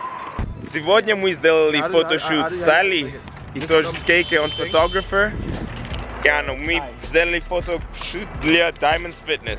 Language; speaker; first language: Russian; early bilingual, heritage; Russian